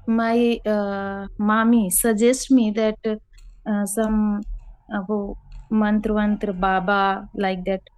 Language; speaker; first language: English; non-native, learner; Hindi